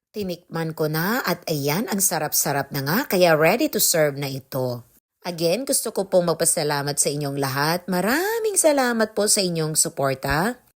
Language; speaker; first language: Filipino; native; Filipino